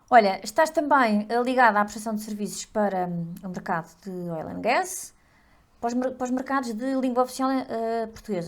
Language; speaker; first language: Portuguese; native; Portuguese